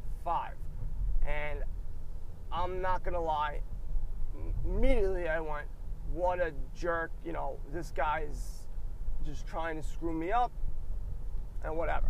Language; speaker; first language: English; native; English